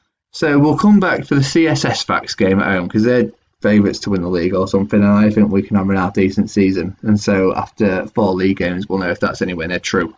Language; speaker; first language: English; native; English